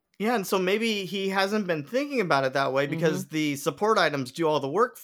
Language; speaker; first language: English; native; English